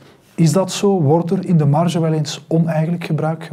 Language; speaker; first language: Dutch; native; Dutch